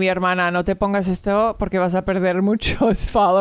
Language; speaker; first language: Spanish; early bilingual, heritage; English